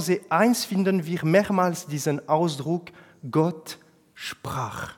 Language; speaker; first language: German; non-native, fluent; French